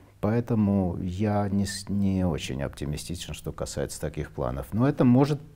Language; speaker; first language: Russian; non-native, local second language; Armenian